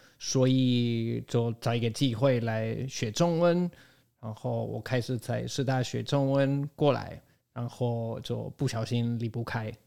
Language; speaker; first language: Chinese; non-native, fluent; Spanish